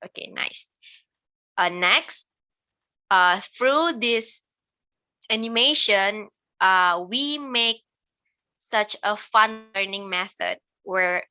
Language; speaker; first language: English; non-native, learner; Indonesian